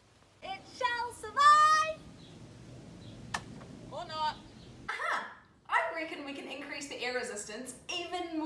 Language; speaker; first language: English; native; English